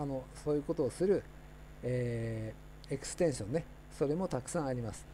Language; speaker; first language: Japanese; native; Japanese